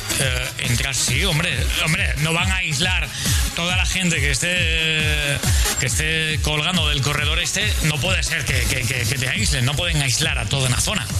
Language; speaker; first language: Spanish; native; Spanish